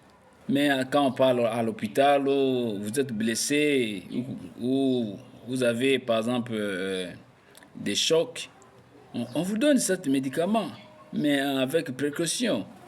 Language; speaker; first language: French; non-native, local second language; Lingala